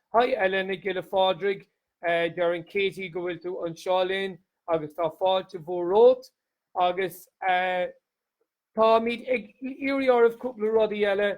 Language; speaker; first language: Irish; native; Irish